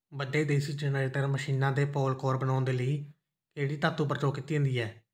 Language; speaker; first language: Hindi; non-native, local second language; Punjabi